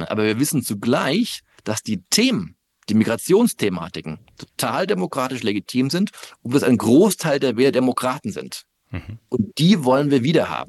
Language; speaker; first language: German; native; German